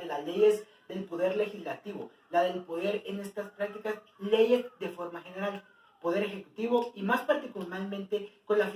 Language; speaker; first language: Spanish; native; Spanish